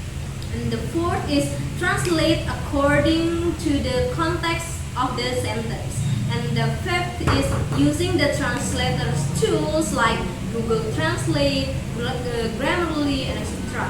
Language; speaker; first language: English; non-native, learner; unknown